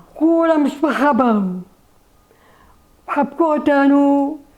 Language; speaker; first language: Hebrew; non-native, learner; Arabic